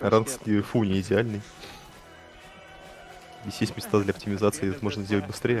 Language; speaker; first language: Russian; native; Russian